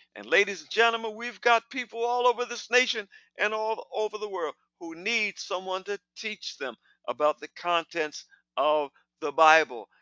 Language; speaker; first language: English; native; English